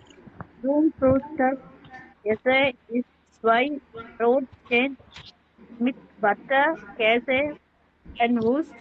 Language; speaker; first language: German; non-native, learner; Tamil